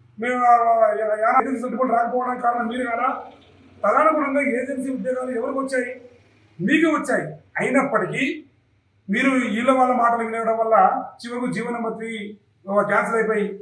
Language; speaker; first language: Telugu; non-native, local second language; Lambadi